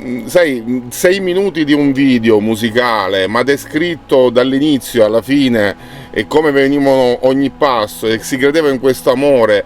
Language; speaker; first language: Italian; native; Italian